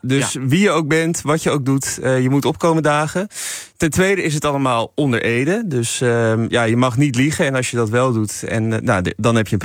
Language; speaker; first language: Dutch; native; Dutch